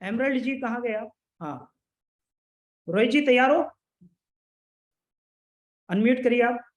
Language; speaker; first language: Hindi; native; Hindi